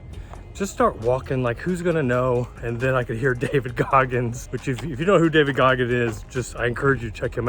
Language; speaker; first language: English; native; English